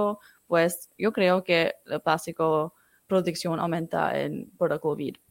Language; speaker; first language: Spanish; non-native, fluent; English